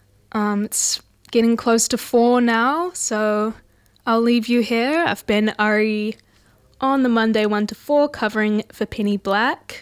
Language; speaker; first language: English; native; English